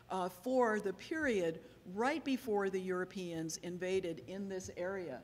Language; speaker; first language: English; native; English